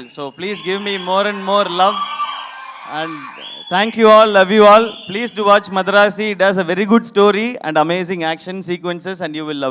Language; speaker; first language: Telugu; non-native, learner; Tamil